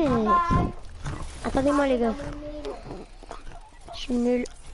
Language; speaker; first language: French; native; French